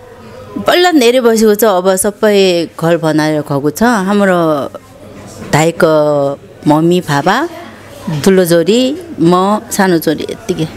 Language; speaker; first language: Nepali; non-native, learner; Korean